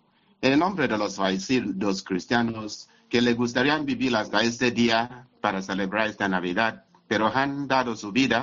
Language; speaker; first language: Spanish; non-native, fluent; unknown